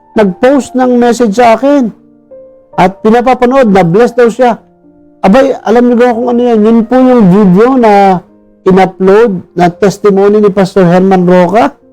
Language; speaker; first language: Filipino; native; Filipino